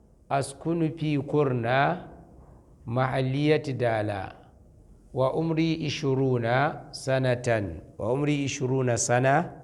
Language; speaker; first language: Arabic; non-native, fluent; Hausa